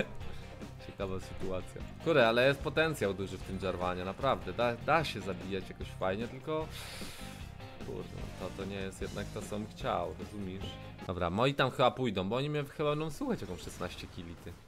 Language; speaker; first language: Polish; native; Polish